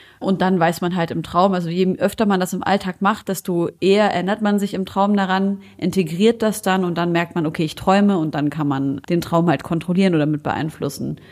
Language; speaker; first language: German; early bilingual, other home language; Arabic